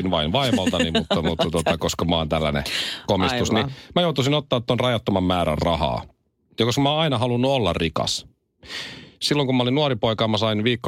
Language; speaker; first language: Finnish; native; Finnish